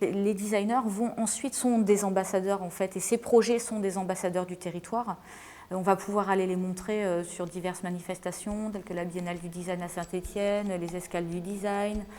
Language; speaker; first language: French; native; French